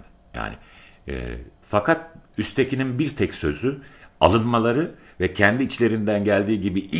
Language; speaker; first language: Turkish; native; Turkish